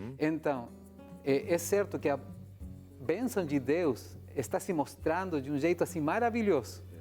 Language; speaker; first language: Portuguese; non-native, fluent; Spanish